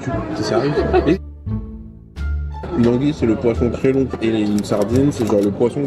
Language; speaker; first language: French; native; French